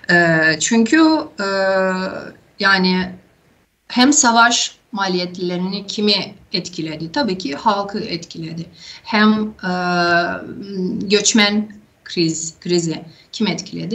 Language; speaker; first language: Turkish; non-native, fluent; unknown